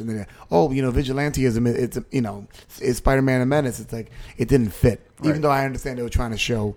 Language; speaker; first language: English; native; English